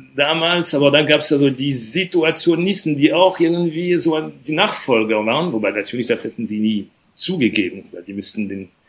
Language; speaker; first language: German; non-native, fluent; French